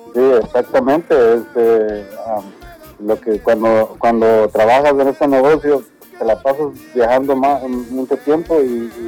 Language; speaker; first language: Spanish; early bilingual, heritage; Spanish